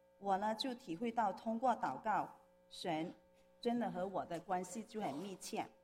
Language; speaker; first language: Chinese; non-native, local second language; Cantonese